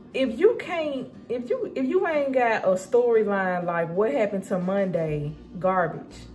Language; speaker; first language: English; native; English